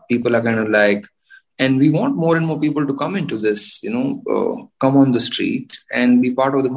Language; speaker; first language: English; non-native, local second language; Gujarati